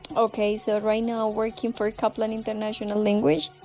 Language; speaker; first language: English; non-native, fluent; Spanish